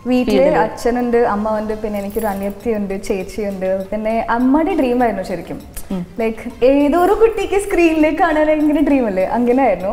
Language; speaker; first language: Malayalam; non-native, local second language; Hindi